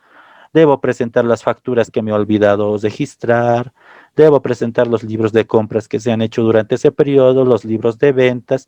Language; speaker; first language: Spanish; native; Spanish